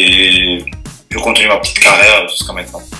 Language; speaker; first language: French; non-native, local second language; Malagasy